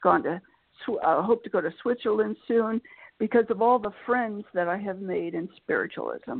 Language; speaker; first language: English; native; English